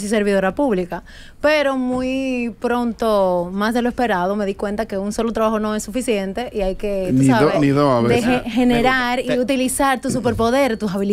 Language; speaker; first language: Spanish; native; Spanish